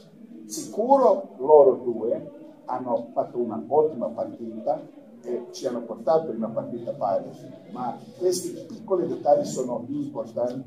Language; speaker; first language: Italian; non-native, fluent; Croatian